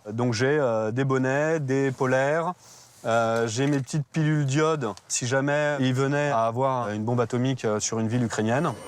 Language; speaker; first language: French; native; French